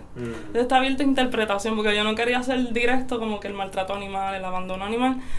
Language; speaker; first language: Spanish; native; Spanish